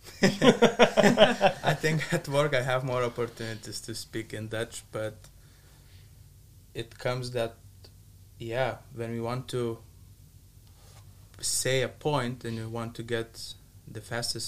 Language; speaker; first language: English; non-native, learner; Lithuanian